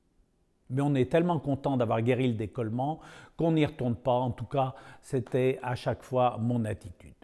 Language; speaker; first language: French; native; French